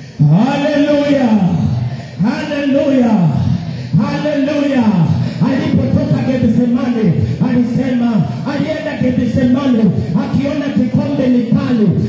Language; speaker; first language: Swahili; non-native, local second language; Luyia